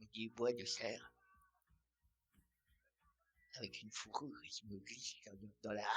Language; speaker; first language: French; native; French